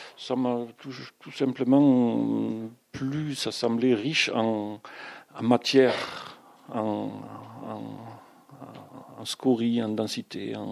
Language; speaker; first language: French; non-native, fluent; German